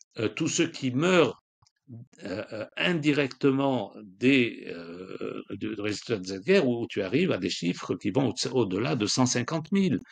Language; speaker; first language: French; non-native, local second language; Arabic